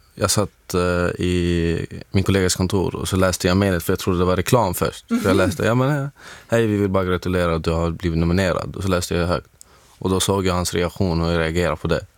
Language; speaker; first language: Swedish; non-native, fluent; Arabic